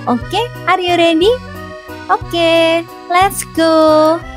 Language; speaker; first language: English; non-native, fluent; Indonesian